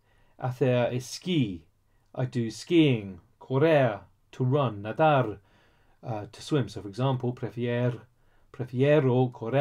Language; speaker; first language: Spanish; non-native, learner; English